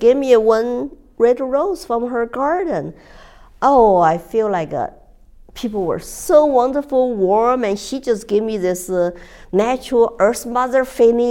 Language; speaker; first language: English; non-native, fluent; Chinese